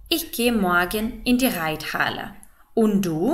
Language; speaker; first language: German; non-native, fluent; Macedonian